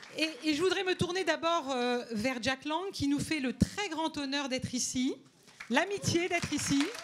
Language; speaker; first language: French; native; French